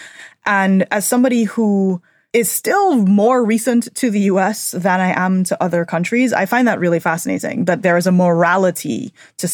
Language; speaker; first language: English; native; English